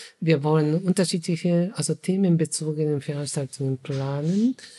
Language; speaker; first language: German; non-native, fluent; Japanese